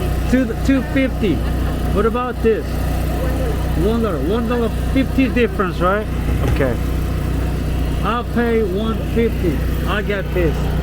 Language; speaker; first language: English; non-native, learner; Korean